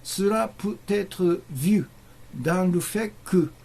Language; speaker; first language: French; non-native, learner; Japanese